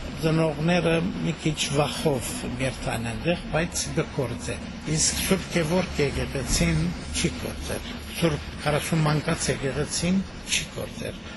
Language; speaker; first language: Armenian; early bilingual, heritage; Armenian